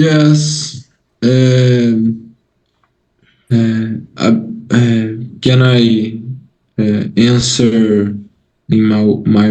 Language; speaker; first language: English; non-native, learner; Portuguese